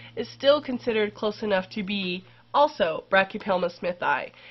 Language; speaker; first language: English; native; English